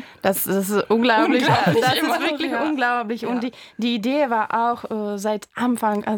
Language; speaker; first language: German; non-native, fluent; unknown